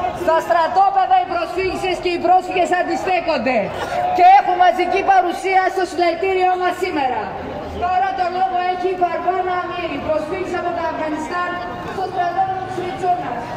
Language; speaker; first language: Greek; native; Greek